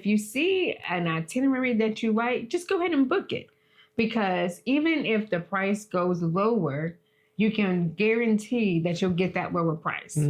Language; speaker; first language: English; native; English